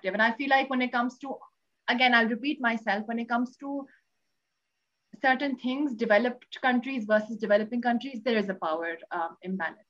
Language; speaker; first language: English; non-native, local second language; Urdu